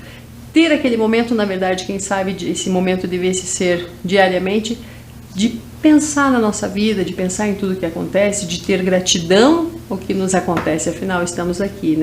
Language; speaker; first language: Portuguese; native; Portuguese